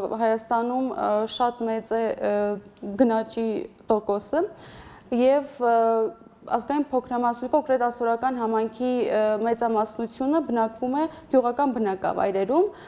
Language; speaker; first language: Armenian; non-native, local second language; Assyrian Neo-Aramaic